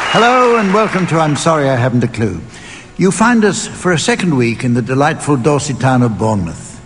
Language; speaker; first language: English; native; English